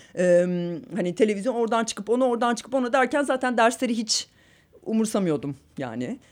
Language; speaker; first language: Turkish; native; Turkish